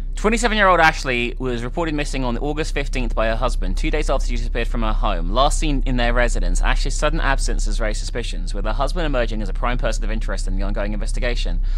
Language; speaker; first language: English; native; English